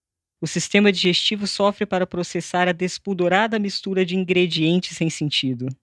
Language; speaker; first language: Portuguese; native; Portuguese